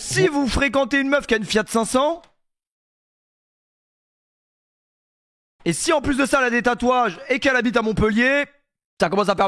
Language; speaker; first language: French; native; French